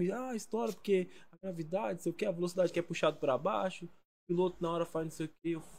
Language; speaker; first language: Portuguese; native; Portuguese